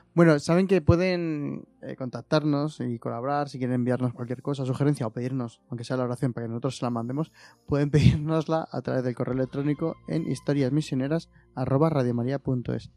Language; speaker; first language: Spanish; native; Spanish